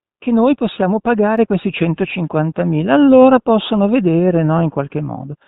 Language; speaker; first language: Italian; native; Italian